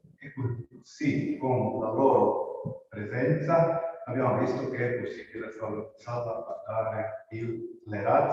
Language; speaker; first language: Italian; non-native, local second language; Croatian